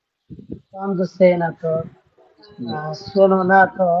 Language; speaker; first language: Italian; non-native, learner; Bangla